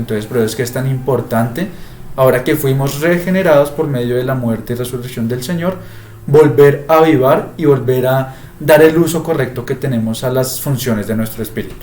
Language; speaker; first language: Spanish; native; Spanish